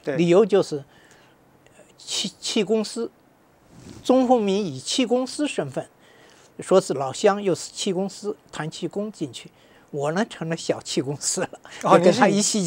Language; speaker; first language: Chinese; native; Chinese